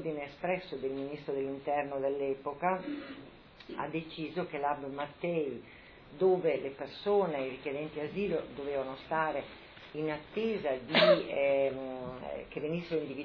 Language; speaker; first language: Italian; native; Italian